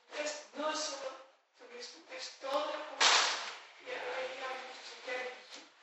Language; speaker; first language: Spanish; non-native, fluent; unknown